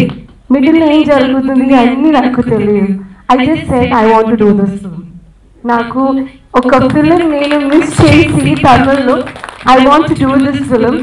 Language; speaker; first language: Telugu; non-native, learner; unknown